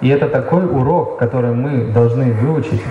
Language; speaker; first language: Russian; native; Russian